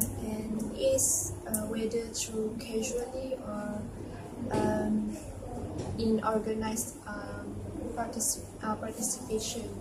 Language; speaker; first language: English; non-native, local second language; Malay